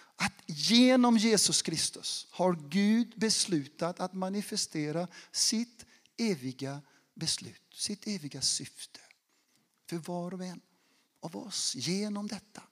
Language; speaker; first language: Swedish; non-native, fluent; Portuguese